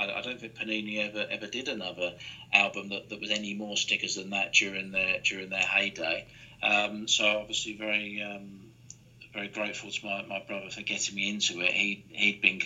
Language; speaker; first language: English; native; English